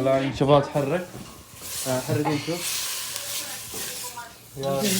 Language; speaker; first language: Arabic; native; Arabic